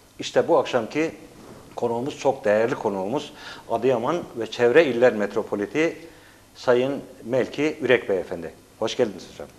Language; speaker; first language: Turkish; native; Turkish